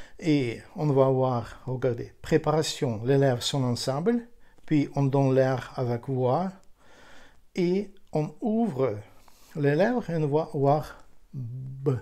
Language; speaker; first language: French; non-native, fluent; Ukrainian